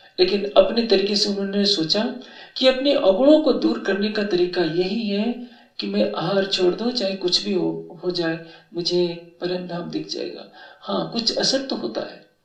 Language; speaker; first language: Hindi; native; Hindi